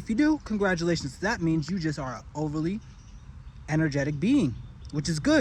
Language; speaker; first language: English; native; English